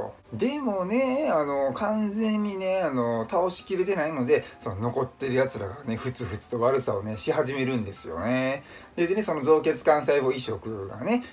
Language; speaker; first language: Japanese; native; Japanese